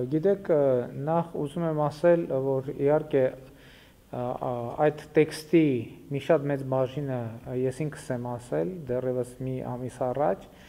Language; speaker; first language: Armenian; native; Armenian